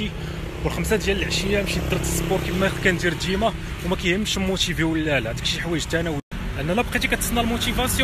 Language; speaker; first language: Arabic; native; Arabic